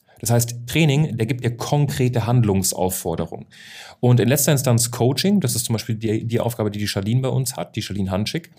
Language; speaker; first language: German; native; German